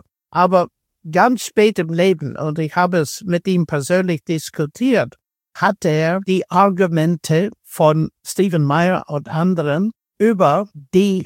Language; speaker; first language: German; non-native, fluent; English